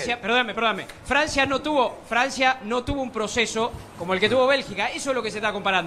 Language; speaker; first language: Spanish; native; Spanish